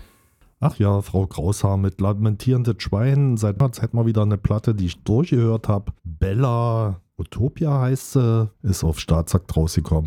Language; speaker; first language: German; native; German